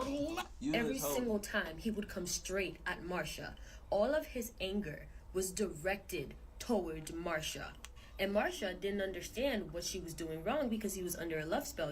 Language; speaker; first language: English; native; English